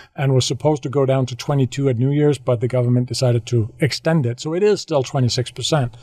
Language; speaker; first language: English; non-native, fluent; Danish